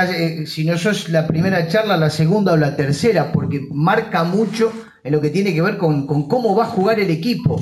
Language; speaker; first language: Spanish; native; Spanish